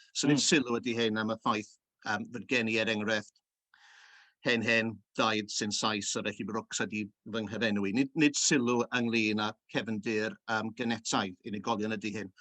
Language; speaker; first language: Welsh; early bilingual, heritage; Welsh